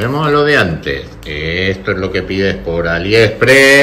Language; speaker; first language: Spanish; native; Spanish